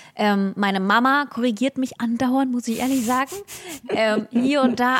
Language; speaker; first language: German; early bilingual, other home language; Russian